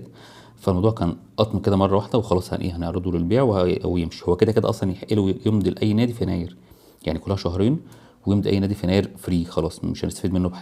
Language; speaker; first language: Arabic; native; Arabic